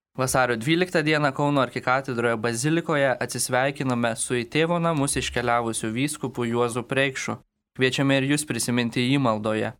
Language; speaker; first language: Lithuanian; native; Lithuanian